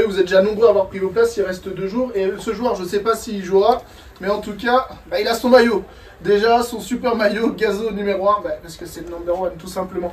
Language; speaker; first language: French; native; French